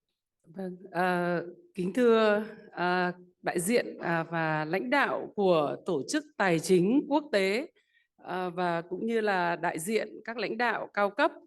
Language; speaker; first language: Vietnamese; native; Vietnamese